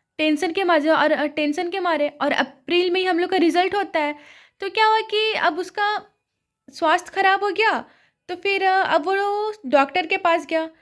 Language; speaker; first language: Hindi; native; Hindi